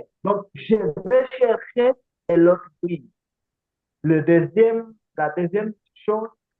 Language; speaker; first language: French; non-native, learner; Portuguese